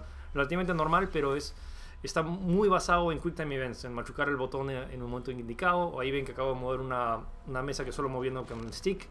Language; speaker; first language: Spanish; native; Spanish